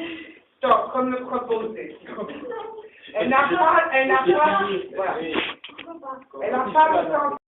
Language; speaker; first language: French; native; French